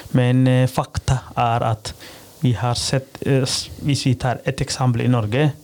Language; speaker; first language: Norwegian; non-native, fluent; Somali